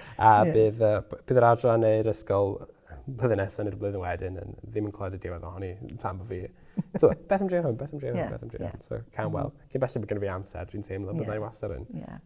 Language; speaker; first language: Welsh; native; Welsh